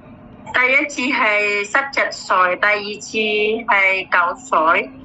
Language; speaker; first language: Cantonese; non-native, learner; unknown